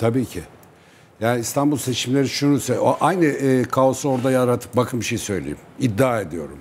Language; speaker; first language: Turkish; native; Turkish